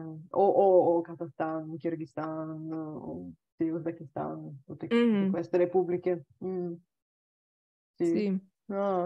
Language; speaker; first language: Italian; non-native, learner; Bulgarian